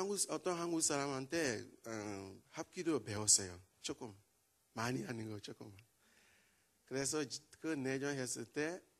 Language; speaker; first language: Korean; non-native, learner; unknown